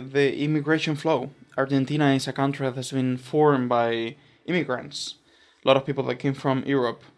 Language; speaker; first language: English; non-native, fluent; Spanish